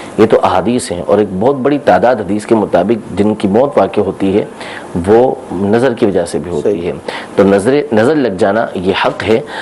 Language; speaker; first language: Urdu; native; Urdu